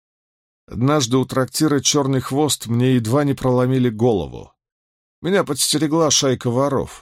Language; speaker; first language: Russian; native; Russian